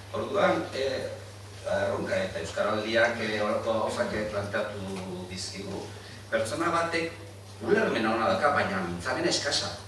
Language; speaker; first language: Basque; non-native, fluent; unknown